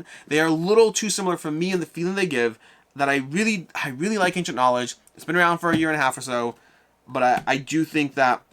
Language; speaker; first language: English; native; English